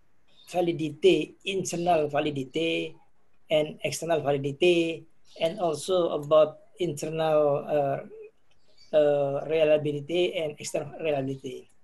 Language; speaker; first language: English; non-native, fluent; Indonesian